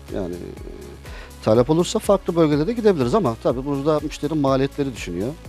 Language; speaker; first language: Turkish; native; Turkish